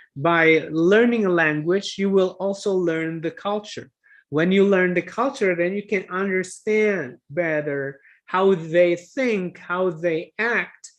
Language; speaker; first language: English; non-native, fluent; Indonesian